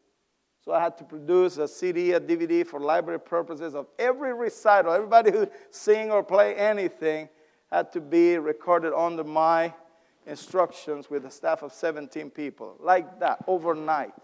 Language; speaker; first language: English; non-native, fluent; Spanish